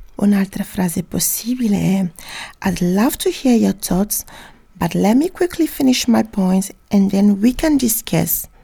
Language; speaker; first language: English; native; English